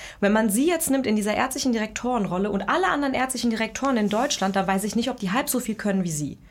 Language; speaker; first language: German; early bilingual, other home language; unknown